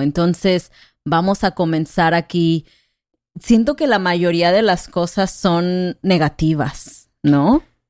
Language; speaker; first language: Spanish; native; Spanish